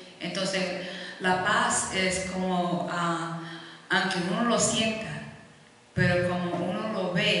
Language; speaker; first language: Spanish; early bilingual, heritage; Spanish